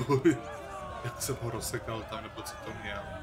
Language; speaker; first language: Czech; native; Czech